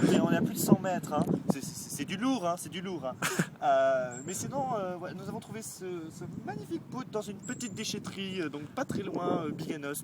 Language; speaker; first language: French; native; French